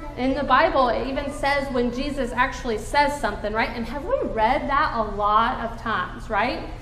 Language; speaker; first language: English; native; English